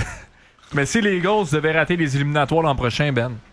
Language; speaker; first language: French; native; French